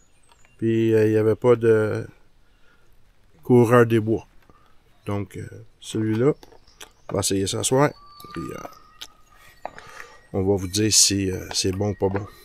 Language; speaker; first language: French; native; French